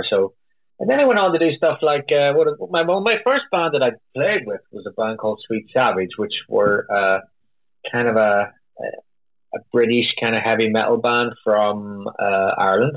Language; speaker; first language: English; native; English